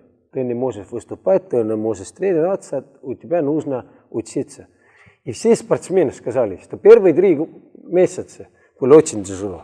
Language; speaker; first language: Russian; non-native, learner; Estonian